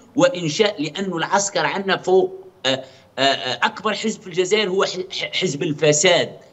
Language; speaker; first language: Arabic; native; Arabic